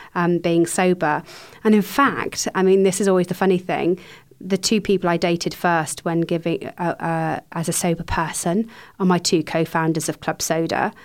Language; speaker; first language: English; native; English